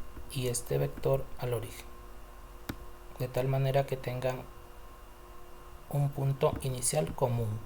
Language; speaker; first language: Spanish; native; Spanish